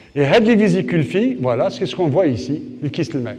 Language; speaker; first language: French; non-native, local second language; Arabic